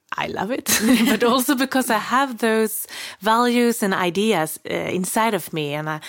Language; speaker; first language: English; non-native, fluent; Swedish